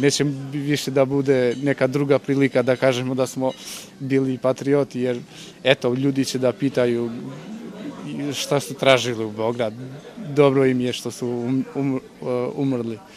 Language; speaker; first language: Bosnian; non-native, local second language; Albanian